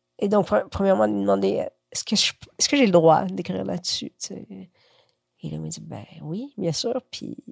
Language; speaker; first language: French; early bilingual, other home language; Spanish